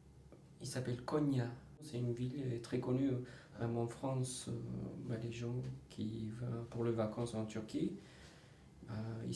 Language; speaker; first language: French; non-native, learner; Turkish